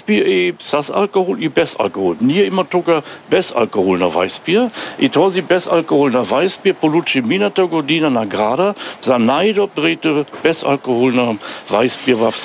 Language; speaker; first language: Bulgarian; non-native, learner; German